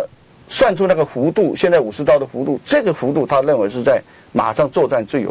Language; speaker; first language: Chinese; native; Chinese